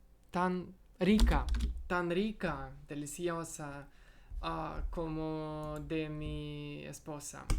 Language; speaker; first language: Spanish; non-native, learner; Russian